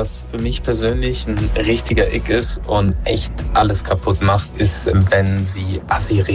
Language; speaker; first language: German; native; German